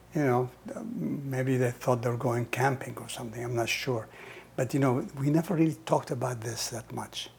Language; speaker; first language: English; non-native, fluent; Hebrew